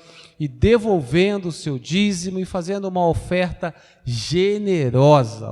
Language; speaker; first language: Portuguese; native; Portuguese